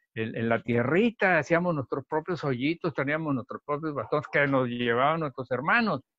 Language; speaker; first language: Spanish; native; Spanish